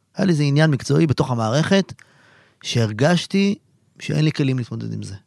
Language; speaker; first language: Hebrew; native; Hebrew